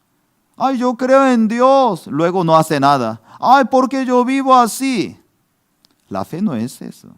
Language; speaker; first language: Spanish; non-native, fluent; Korean